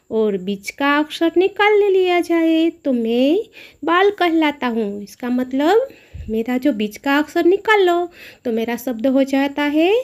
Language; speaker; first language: Hindi; non-native, local second language; Gujarati